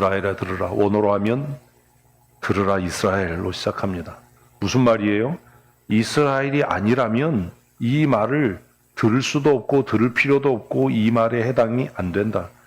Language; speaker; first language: Korean; native; Korean